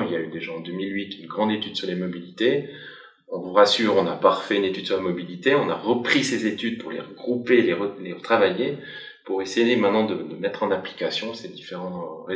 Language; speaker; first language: French; native; French